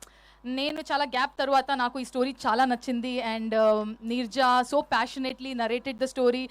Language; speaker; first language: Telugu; non-native, learner; Kannada